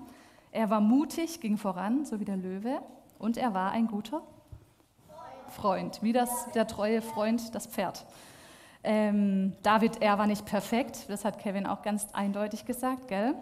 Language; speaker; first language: German; native; German